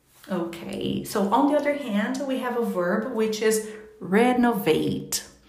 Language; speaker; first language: English; non-native, fluent; Portuguese